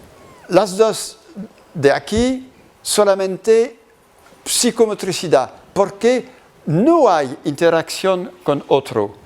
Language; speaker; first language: Spanish; non-native, learner; French